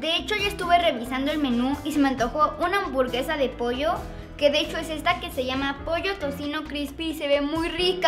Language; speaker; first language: Spanish; native; Spanish